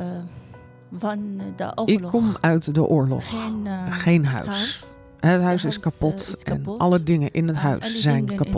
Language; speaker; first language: Dutch; non-native, learner; Arabic